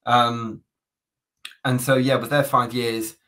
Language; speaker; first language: English; native; English